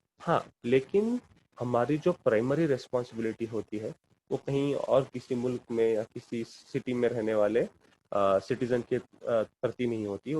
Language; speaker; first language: Urdu; non-native, local second language; Kannada